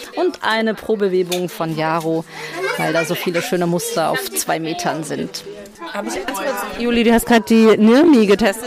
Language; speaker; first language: German; native; German